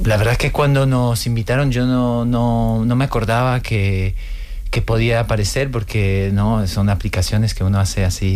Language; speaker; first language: Spanish; non-native, fluent; French